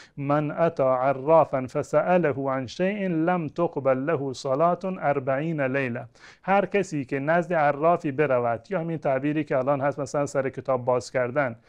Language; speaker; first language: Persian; non-native, local second language; Baluchi